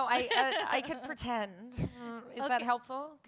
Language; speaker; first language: English; native; English